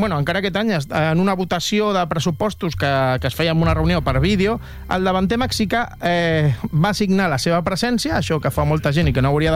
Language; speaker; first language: Catalan; native; Catalan